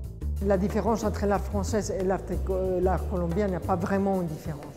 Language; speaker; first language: French; non-native, fluent; Spanish